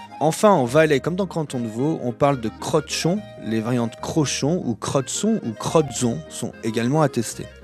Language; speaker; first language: French; native; French